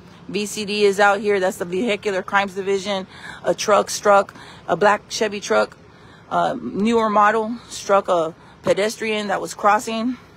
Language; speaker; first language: English; early bilingual, other home language; Spanish